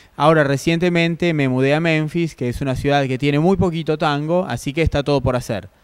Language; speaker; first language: Spanish; native; Spanish